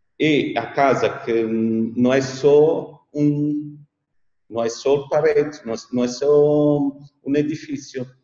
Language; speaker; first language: Portuguese; non-native, learner; Italian